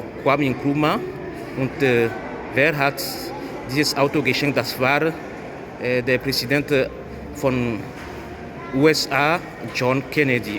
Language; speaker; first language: German; non-native, fluent; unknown